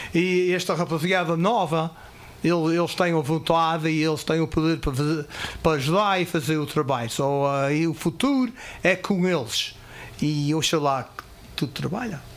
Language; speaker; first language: Portuguese; early bilingual, heritage; Portuguese